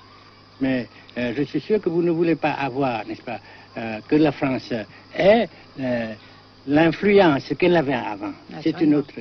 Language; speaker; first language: French; non-native, local second language; Vietnamese